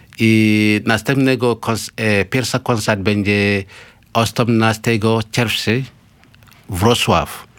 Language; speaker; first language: Polish; non-native, learner; Mandingo